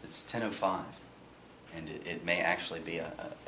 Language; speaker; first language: English; native; English